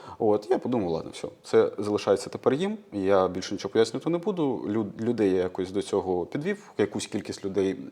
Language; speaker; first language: Ukrainian; non-native, local second language; Russian